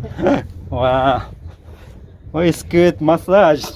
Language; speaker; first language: English; non-native, learner; Korean